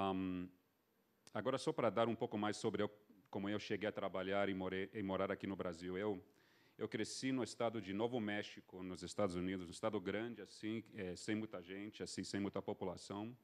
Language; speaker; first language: Portuguese; non-native, fluent; English